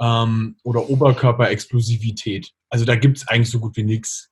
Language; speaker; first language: German; native; German